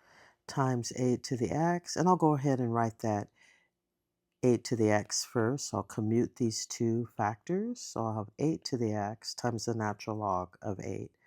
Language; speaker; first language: English; native; English